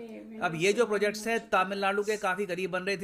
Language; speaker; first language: Hindi; native; Hindi